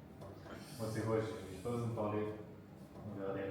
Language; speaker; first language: French; native; French